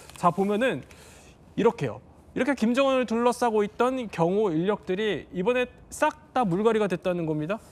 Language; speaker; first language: Korean; native; Korean